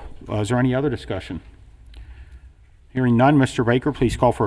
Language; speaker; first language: English; native; English